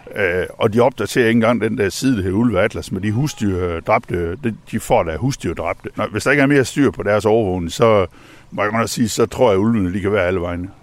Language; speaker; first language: Danish; native; Danish